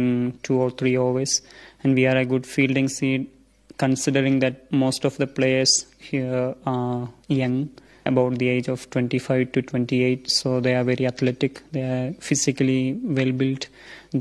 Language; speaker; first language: English; non-native, local second language; Malayalam